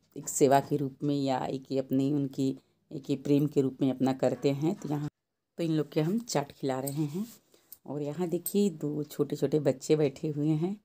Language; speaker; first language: Hindi; native; Hindi